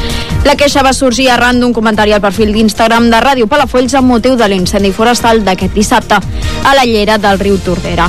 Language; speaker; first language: Catalan; native; Catalan